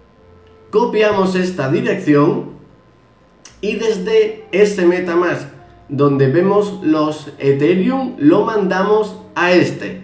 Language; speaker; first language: Spanish; native; Spanish